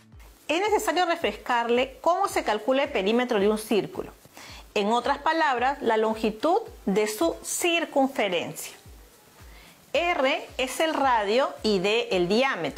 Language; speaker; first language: Spanish; native; Spanish